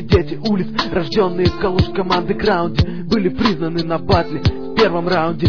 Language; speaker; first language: Russian; native; Russian